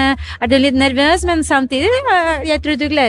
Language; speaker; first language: Norwegian; non-native, fluent; Spanish